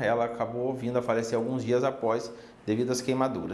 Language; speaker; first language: Portuguese; native; Portuguese